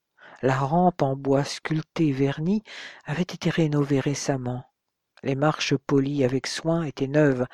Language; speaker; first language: French; native; French